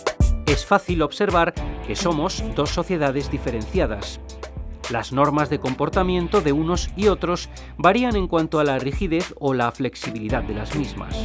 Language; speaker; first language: Spanish; native; Spanish